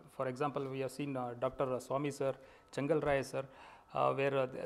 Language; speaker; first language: English; non-native, local second language; Kannada